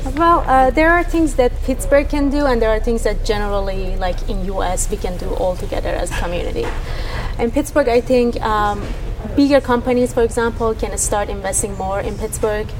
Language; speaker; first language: English; non-native, fluent; Persian